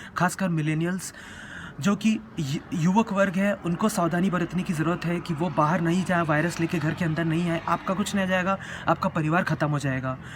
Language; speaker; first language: Hindi; native; Hindi